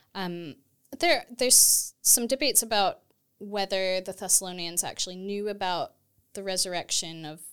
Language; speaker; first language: English; native; English